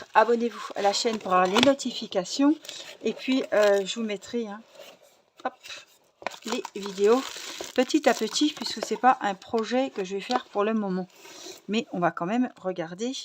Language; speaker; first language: French; native; French